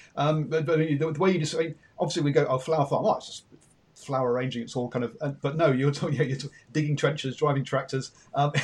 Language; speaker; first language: English; native; English